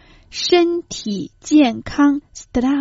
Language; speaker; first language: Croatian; non-native, fluent; Chinese